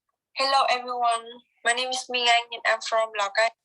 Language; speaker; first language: English; non-native, learner; Vietnamese